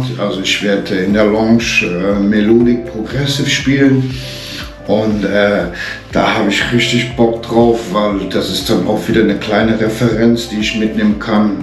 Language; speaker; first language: German; native; German